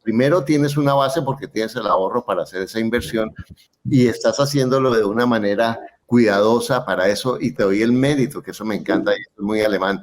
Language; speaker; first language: Spanish; native; Spanish